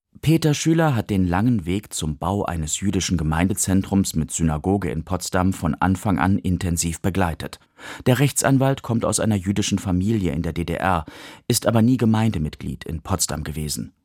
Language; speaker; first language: German; native; German